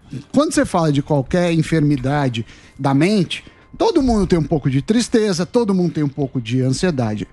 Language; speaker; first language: Portuguese; native; Portuguese